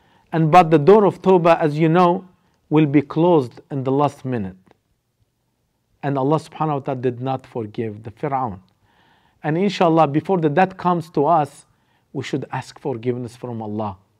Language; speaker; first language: English; non-native, fluent; Turkish